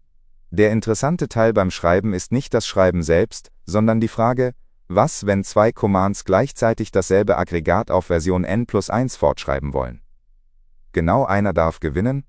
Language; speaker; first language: German; native; German